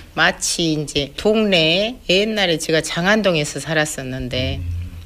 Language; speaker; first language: Korean; native; Korean